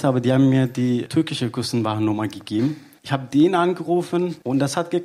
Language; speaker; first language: German; non-native, fluent; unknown